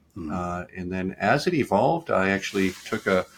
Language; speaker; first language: English; native; English